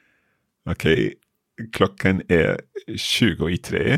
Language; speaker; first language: Swedish; non-native, learner; English